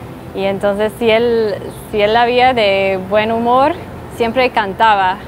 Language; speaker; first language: Spanish; non-native, fluent; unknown